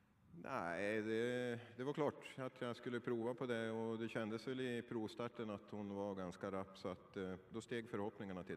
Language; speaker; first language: Swedish; native; Swedish